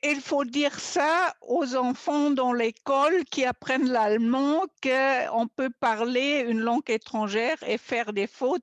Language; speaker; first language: French; non-native, fluent; German